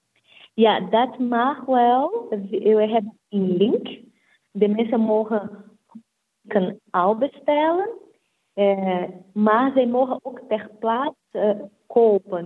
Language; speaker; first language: Dutch; non-native, fluent; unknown